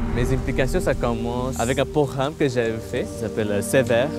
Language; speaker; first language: French; non-native, learner; Bangla